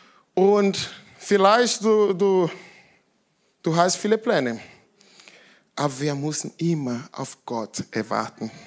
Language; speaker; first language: German; non-native, learner; Portuguese